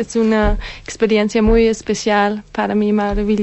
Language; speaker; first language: Spanish; non-native, learner; Danish